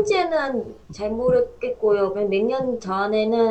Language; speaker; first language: Korean; non-native, fluent; Vietnamese